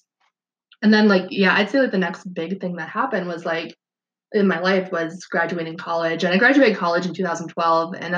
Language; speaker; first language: English; native; English